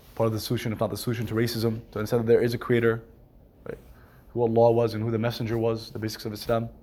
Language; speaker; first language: English; native; English